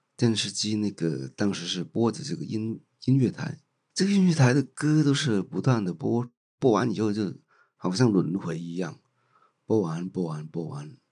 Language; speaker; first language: Chinese; non-native, local second language; Cantonese